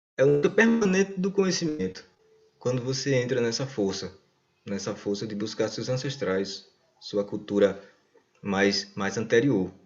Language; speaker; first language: Portuguese; native; Portuguese